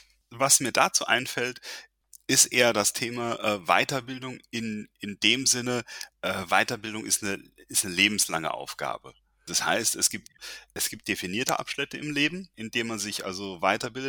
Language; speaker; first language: German; early bilingual, heritage; German